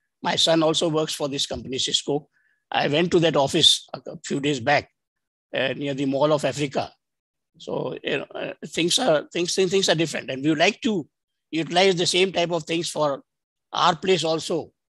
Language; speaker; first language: English; non-native, local second language; Bangla